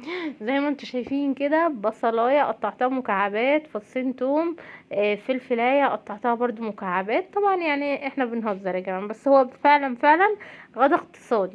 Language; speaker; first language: Arabic; native; Arabic